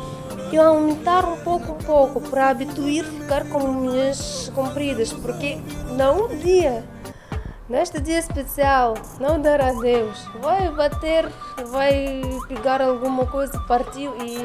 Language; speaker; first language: Portuguese; non-native, learner; Russian